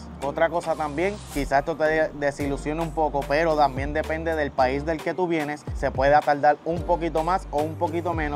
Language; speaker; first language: Spanish; native; Spanish